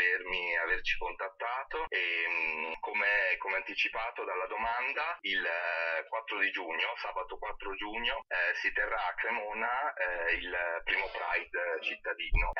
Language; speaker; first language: Italian; native; Italian